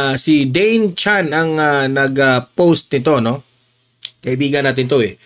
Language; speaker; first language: Filipino; non-native, local second language; Cebuano